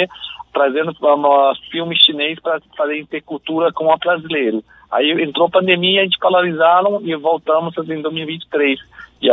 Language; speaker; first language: Portuguese; non-native, fluent; Chinese